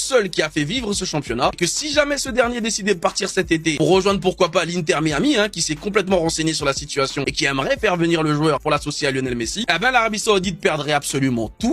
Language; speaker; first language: French; native; French